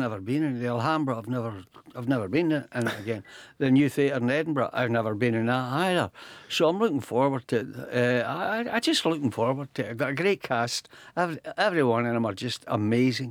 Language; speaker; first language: English; native; English